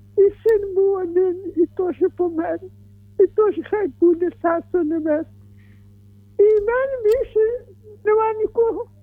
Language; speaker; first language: Ukrainian; native; Ukrainian